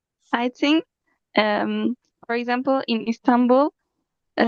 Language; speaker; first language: English; non-native, learner; Turkish